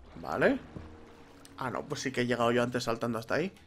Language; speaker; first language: Spanish; native; Spanish